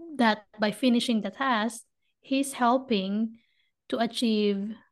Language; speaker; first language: English; non-native, local second language; Filipino